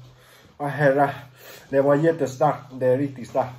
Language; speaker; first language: Swedish; non-native, learner; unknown